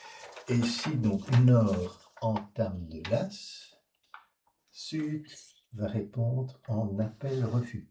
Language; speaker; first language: French; native; French